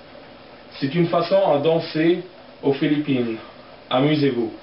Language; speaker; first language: French; non-native, learner; English